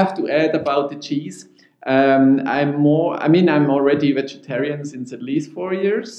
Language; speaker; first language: English; non-native, fluent; Swiss German